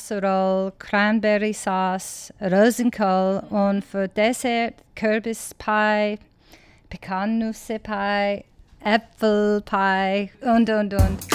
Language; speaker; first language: German; non-native, learner; English